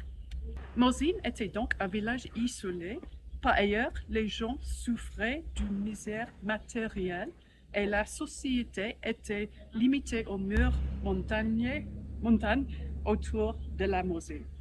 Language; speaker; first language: French; non-native, learner; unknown